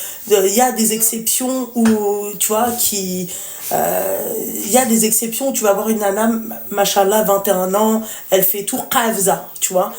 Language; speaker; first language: French; native; French